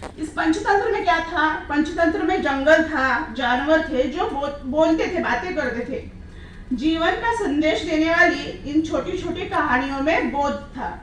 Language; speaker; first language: Hindi; non-native, local second language; Marathi